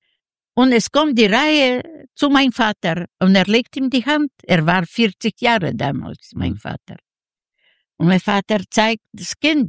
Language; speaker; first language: German; non-native, learner; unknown